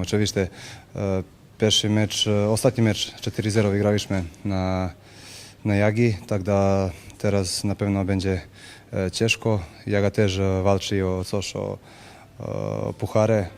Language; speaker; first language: Polish; non-native, learner; Serbian